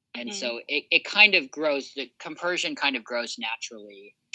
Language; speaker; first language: English; native; English